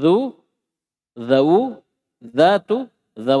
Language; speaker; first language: Arabic; non-native, fluent; Indonesian